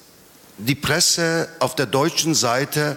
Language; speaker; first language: German; non-native, fluent; Turkish